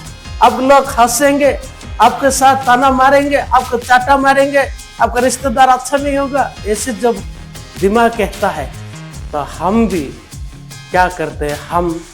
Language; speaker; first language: Hindi; non-native, local second language; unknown